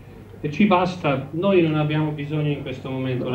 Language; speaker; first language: Italian; non-native, fluent; Czech